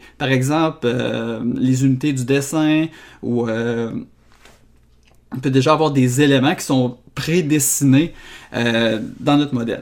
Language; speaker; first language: French; native; French